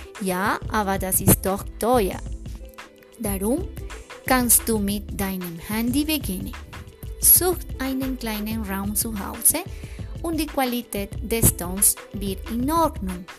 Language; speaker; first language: German; non-native, fluent; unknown